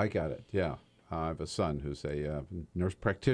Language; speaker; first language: English; native; English